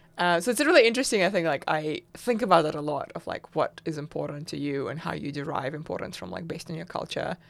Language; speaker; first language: English; non-native, fluent; Russian